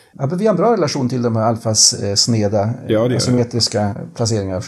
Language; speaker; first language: Swedish; native; Swedish